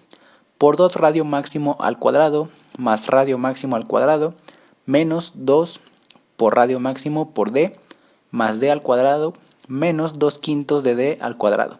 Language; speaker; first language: Spanish; native; Spanish